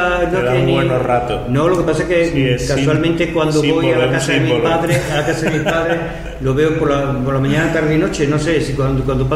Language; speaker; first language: Spanish; native; Spanish